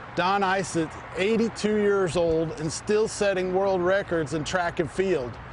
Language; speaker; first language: English; native; English